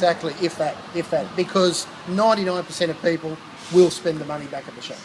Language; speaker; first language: English; native; English